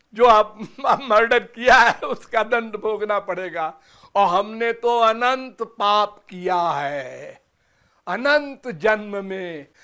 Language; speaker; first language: Hindi; native; Hindi